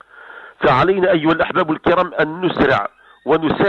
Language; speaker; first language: Arabic; native; Arabic